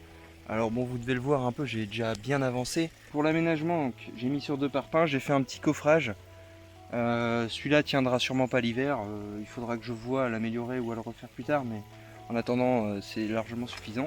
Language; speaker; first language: French; native; French